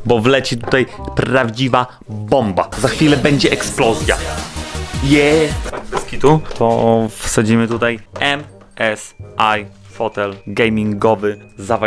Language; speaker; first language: Polish; native; Polish